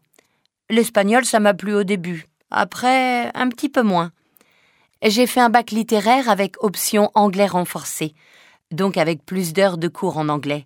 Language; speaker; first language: French; native; French